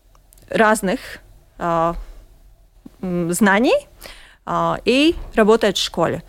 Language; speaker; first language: Russian; non-native, local second language; Latvian